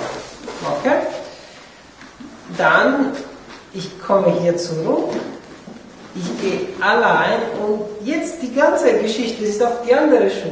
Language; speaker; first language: German; non-native, fluent; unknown